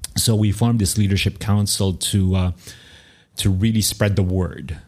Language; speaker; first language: English; non-native, local second language; Filipino